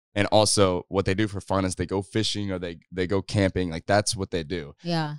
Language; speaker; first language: English; native; English